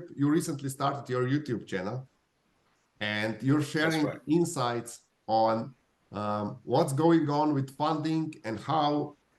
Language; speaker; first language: English; non-native, fluent; Slovenian